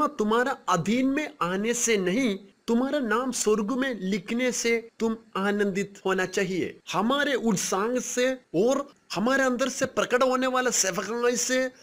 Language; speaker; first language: Hindi; non-native, local second language; Malayalam